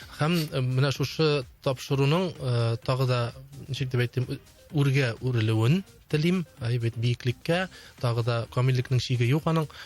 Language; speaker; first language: Tatar; native; Tatar